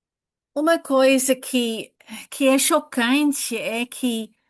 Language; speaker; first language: Portuguese; non-native, fluent; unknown